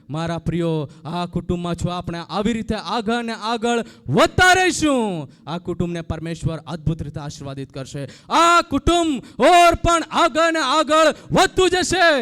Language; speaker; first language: Gujarati; native; Gujarati